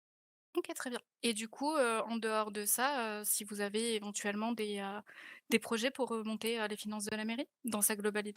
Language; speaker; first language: French; native; French